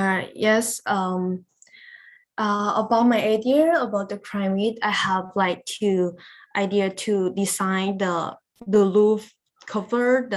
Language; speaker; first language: English; non-native, learner; Lao